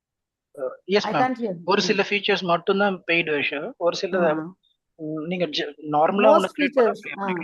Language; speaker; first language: Tamil; native; Tamil